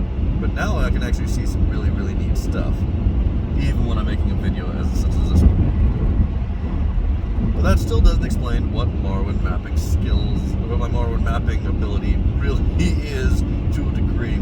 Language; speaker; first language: English; native; English